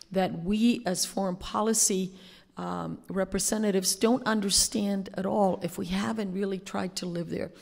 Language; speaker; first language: English; non-native, fluent; Spanish